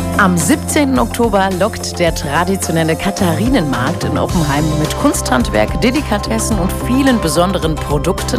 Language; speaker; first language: German; native; German